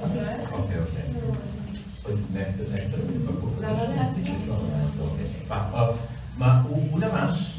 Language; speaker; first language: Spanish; non-native, learner; Italian